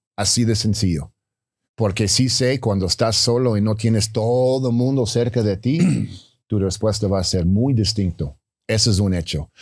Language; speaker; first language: Spanish; non-native, fluent; English